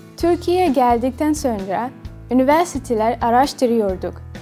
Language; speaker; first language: Turkish; non-native, learner; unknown